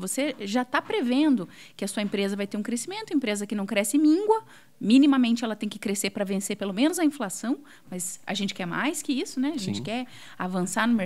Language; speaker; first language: Portuguese; native; Portuguese